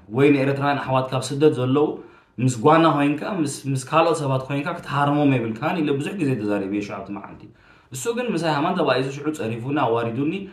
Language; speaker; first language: Tigrinya; early bilingual, heritage; Tigrinya